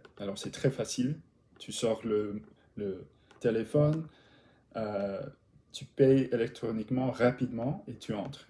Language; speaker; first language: French; non-native, learner; English